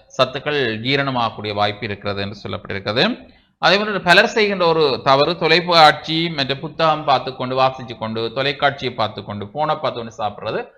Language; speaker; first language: Tamil; native; Tamil